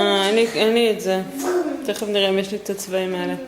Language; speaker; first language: Hebrew; native; Hebrew